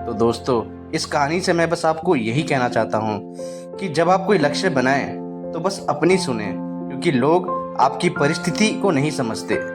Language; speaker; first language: Hindi; native; Hindi